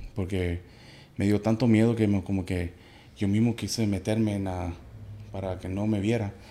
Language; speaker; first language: Spanish; early bilingual, heritage; Spanish